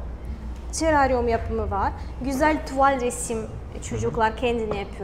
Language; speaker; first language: Turkish; non-native, learner; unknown